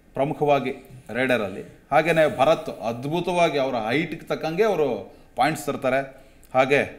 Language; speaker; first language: Kannada; native; Kannada